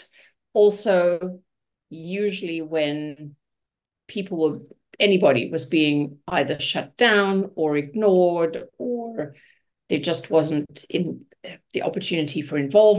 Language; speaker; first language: English; native; English